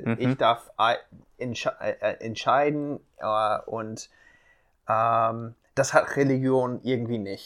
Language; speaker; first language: German; non-native, fluent; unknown